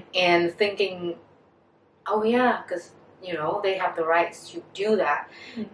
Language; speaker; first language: English; non-native, fluent; Vietnamese